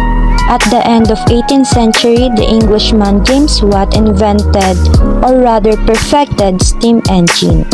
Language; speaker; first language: English; non-native, local second language; Filipino